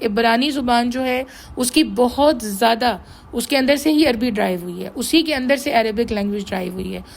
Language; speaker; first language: Urdu; native; Urdu